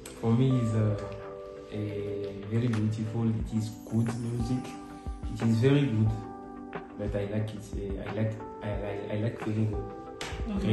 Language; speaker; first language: English; non-native, learner; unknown